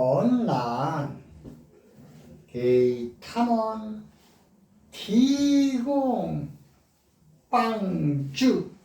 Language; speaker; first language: Chinese; non-native, learner; Korean